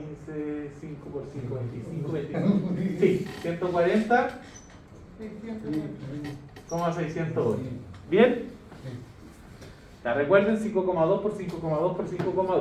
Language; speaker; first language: Spanish; native; Spanish